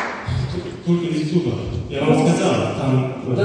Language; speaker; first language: Russian; non-native, fluent; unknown